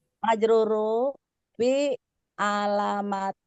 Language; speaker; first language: Arabic; non-native, learner; Indonesian